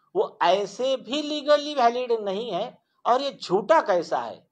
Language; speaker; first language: Hindi; non-native, local second language; Marathi